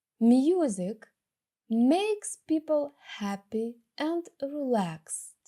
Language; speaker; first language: English; non-native, fluent; Ukrainian